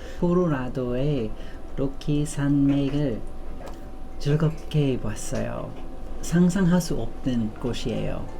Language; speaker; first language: Korean; non-native, learner; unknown